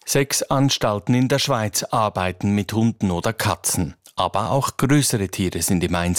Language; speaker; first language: German; native; German